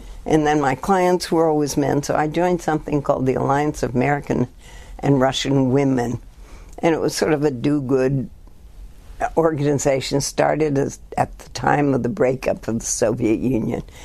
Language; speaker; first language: English; native; English